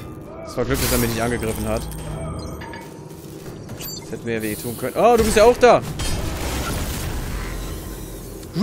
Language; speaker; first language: German; native; German